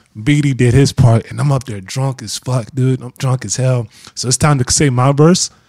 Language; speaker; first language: English; native; English